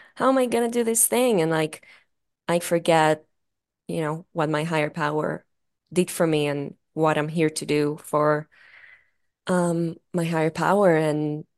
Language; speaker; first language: English; non-native, fluent; Hebrew